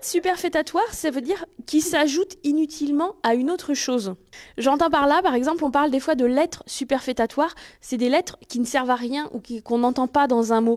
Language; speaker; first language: French; native; French